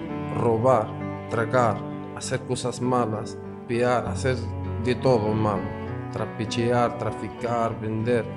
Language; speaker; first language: Spanish; non-native, fluent; Arabic